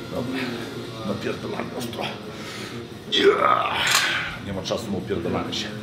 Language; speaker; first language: Polish; non-native, fluent; Lithuanian